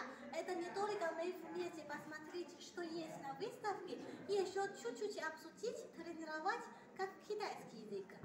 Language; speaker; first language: Russian; non-native, learner; Chinese